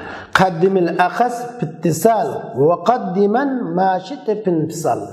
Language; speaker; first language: Arabic; non-native, fluent; Uzbek